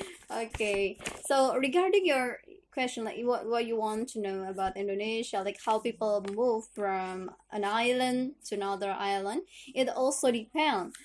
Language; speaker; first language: English; non-native, learner; Indonesian